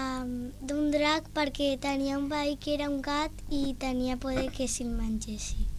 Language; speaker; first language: Catalan; non-native, local second language; Spanish